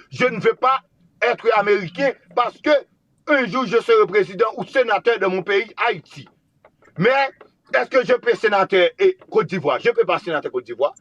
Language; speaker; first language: French; non-native, local second language; Haitian Creole